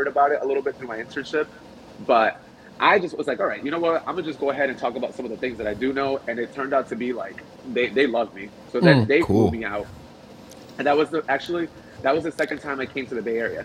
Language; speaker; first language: English; early bilingual, other home language; Spanish